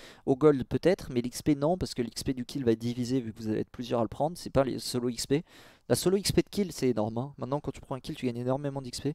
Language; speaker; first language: French; native; French